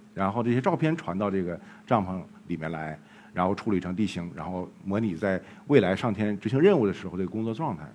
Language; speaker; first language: Chinese; native; Chinese